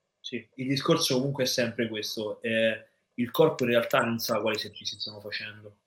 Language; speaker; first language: Italian; native; Italian